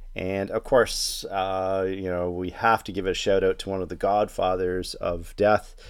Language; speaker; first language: English; native; English